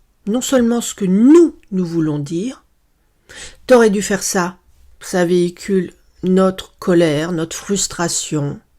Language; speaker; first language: French; native; French